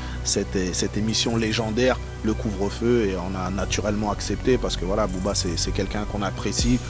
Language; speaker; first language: French; native; French